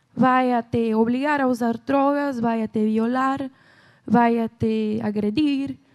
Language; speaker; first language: Spanish; non-native, learner; Portuguese